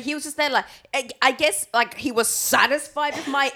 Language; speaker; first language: English; native; English